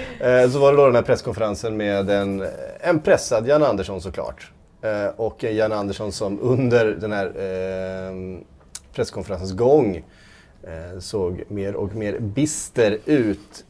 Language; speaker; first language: Swedish; native; Swedish